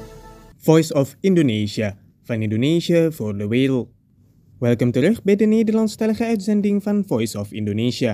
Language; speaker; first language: Dutch; non-native, fluent; Indonesian